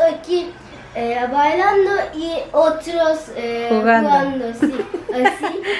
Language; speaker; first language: Spanish; early bilingual, heritage; Turkish